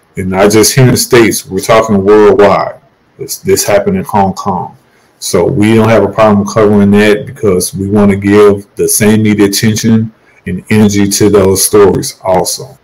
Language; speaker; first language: English; native; English